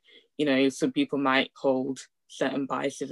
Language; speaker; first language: English; early bilingual, other home language; Italian